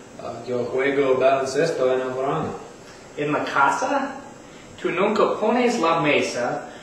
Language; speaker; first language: Spanish; non-native, learner; English